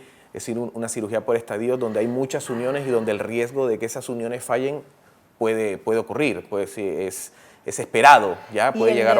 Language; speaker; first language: Spanish; native; Spanish